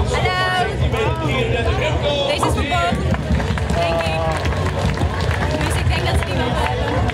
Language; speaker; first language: Dutch; native; Dutch